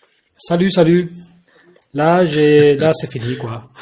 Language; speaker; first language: French; non-native, fluent; Spanish